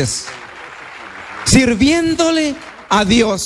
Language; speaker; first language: Spanish; native; Spanish